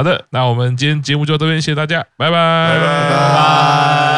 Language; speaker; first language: Chinese; native; Chinese